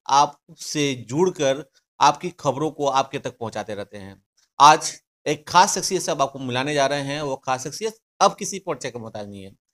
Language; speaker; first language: Hindi; native; Hindi